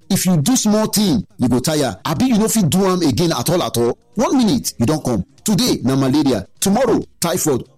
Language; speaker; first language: Nigerian Pidgin; non-native, local second language; Yoruba